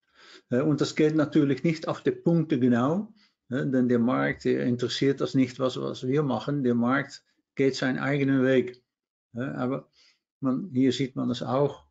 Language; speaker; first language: German; non-native, fluent; Dutch